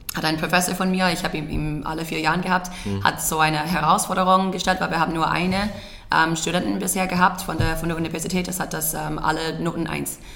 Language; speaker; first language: German; non-native, fluent; English